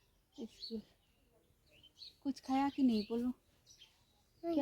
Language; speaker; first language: Hindi; non-native, local second language; Bangla